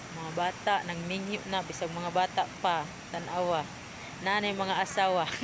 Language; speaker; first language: Cebuano; non-native, local second language; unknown